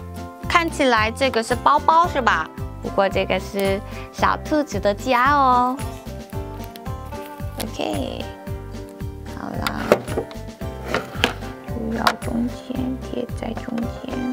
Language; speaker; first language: Chinese; non-native, fluent; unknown